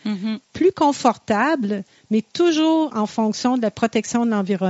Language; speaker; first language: French; native; French